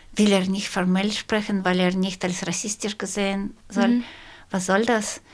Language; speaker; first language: German; non-native, fluent; Russian